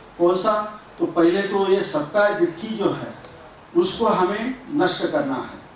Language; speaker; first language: Hindi; non-native, local second language; Marathi